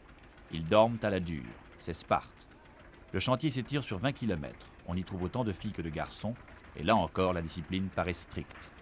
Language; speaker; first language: French; native; French